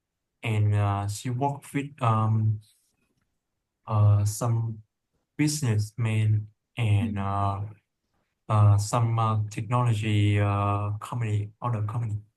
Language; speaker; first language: English; non-native, learner; Vietnamese